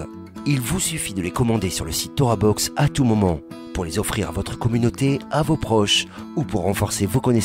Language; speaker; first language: French; native; French